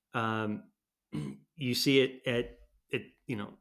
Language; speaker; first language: English; native; English